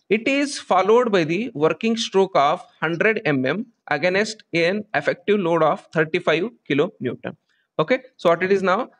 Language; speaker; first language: English; non-native, local second language; Kannada